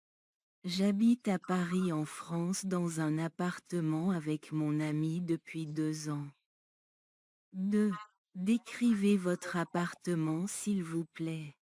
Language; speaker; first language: French; non-native, learner; Bangla